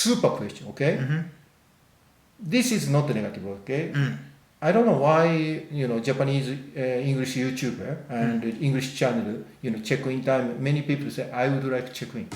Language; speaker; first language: English; non-native, learner; Japanese